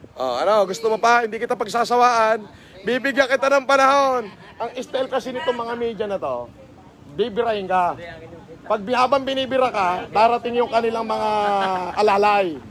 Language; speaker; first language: Filipino; native; Filipino